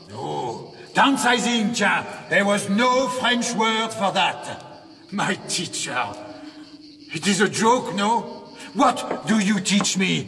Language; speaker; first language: English; non-native, fluent; French